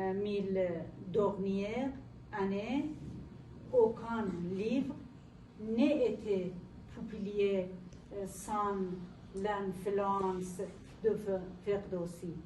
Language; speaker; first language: French; non-native, learner; Persian